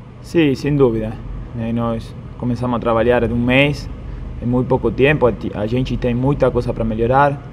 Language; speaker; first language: Portuguese; non-native, fluent; Spanish